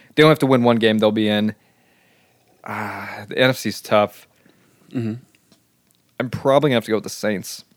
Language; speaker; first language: English; native; English